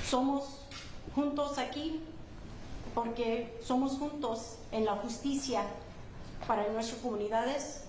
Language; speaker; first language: Spanish; early bilingual, heritage; Spanish